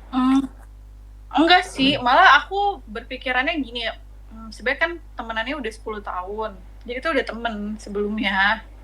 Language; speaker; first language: Indonesian; native; Indonesian